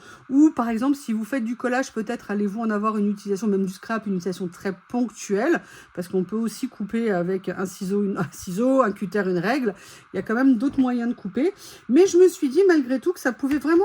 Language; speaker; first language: French; native; French